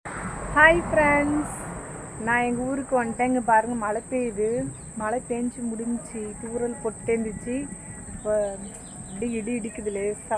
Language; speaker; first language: Tamil; native; Tamil